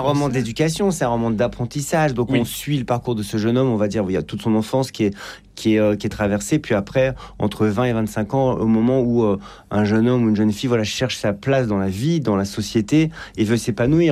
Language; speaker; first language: French; native; French